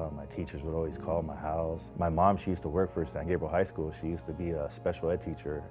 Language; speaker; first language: English; native; English